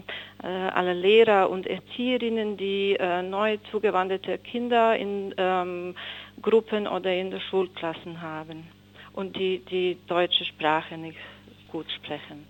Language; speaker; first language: German; non-native, fluent; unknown